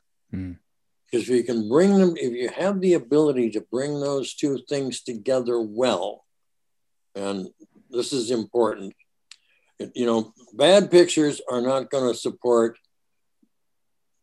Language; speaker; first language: English; native; English